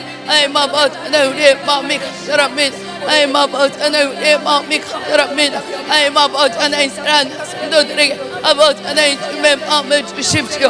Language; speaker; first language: Korean; native; Korean